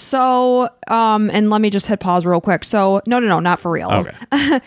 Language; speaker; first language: English; native; English